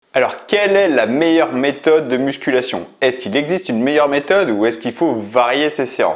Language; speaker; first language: French; native; French